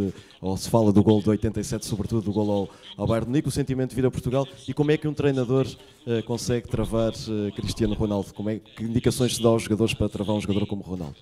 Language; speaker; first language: Portuguese; native; Portuguese